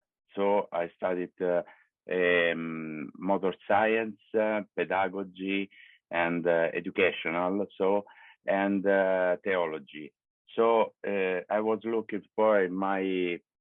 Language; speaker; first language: English; non-native, learner; Italian